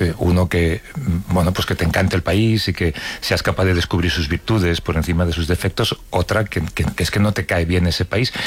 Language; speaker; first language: Spanish; native; Spanish